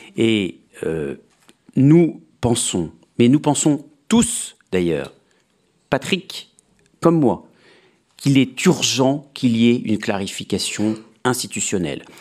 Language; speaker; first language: French; native; French